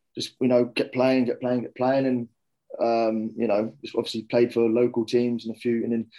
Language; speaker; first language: English; native; English